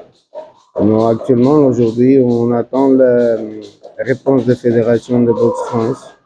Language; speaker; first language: French; non-native, learner; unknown